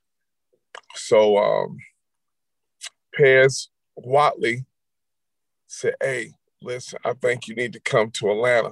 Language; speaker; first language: English; native; English